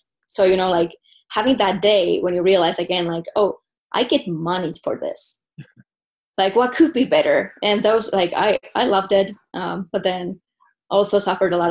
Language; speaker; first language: English; non-native, fluent; Finnish